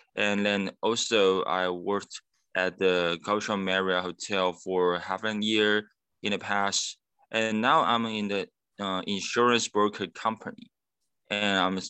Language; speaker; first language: English; non-native, fluent; Chinese